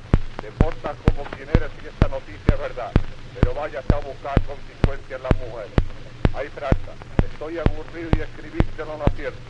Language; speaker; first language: Spanish; native; Spanish